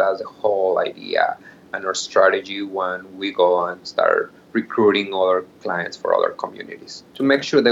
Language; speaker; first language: English; non-native, fluent; Spanish